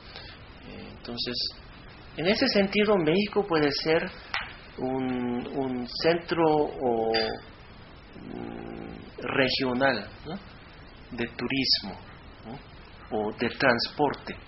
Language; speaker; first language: Spanish; non-native, fluent; Korean